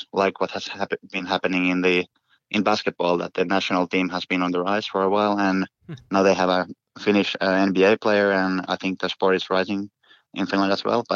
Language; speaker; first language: English; non-native, fluent; Finnish